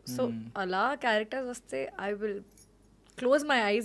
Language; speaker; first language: Telugu; non-native, learner; Hindi